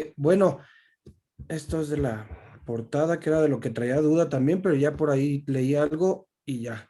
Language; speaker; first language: Spanish; native; Spanish